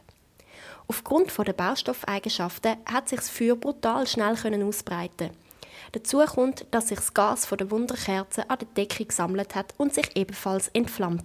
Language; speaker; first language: German; native; German